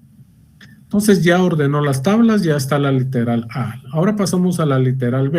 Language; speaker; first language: Spanish; native; Spanish